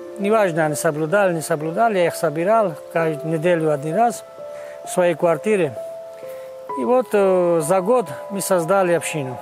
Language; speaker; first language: Russian; non-native, local second language; Georgian